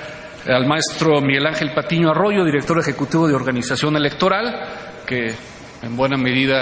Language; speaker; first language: Spanish; native; Spanish